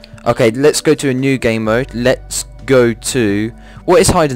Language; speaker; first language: English; native; English